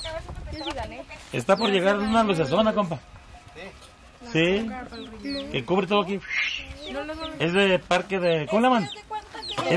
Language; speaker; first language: Spanish; native; Spanish